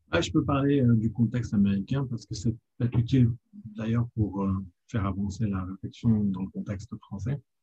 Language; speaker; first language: French; native; French